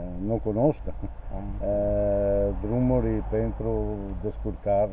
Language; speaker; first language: Romanian; non-native, learner; Italian